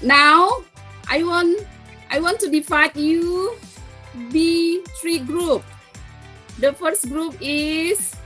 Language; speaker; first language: English; non-native, learner; Indonesian